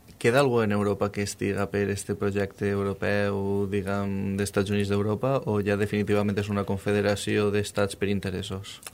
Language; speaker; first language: Catalan; native; Catalan